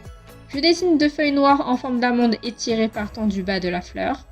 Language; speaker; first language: French; native; French